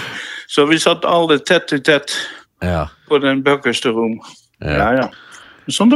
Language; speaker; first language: Norwegian; non-native, fluent; Dutch